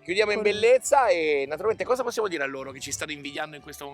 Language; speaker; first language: Italian; native; Italian